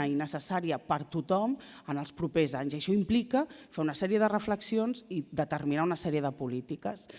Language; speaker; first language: Catalan; native; Catalan